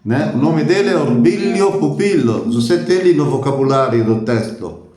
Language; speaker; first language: Portuguese; non-native, fluent; Italian